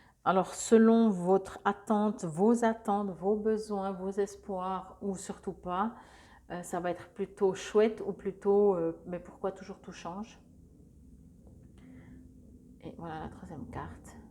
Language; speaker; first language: French; native; French